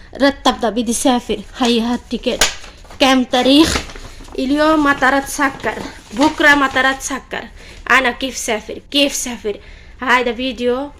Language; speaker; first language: Arabic; non-native, learner; Bangla